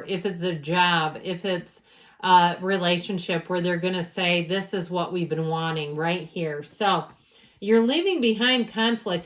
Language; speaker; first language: English; native; English